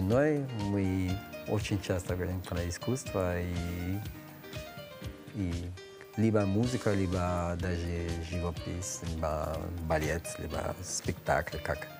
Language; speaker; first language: Russian; non-native, learner; French